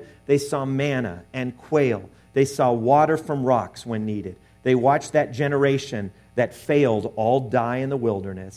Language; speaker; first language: English; native; English